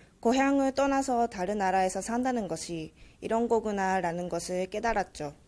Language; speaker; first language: Korean; early bilingual, heritage; Korean